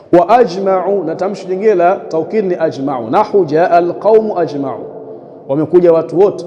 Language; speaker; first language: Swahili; native; Swahili